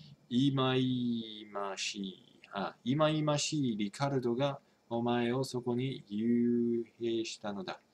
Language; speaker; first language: Japanese; non-native, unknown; English